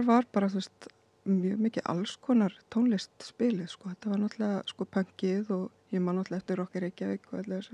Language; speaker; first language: Icelandic; native; Icelandic